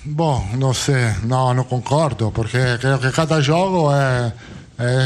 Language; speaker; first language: Portuguese; non-native, fluent; Italian